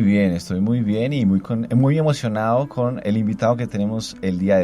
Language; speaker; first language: Spanish; native; Spanish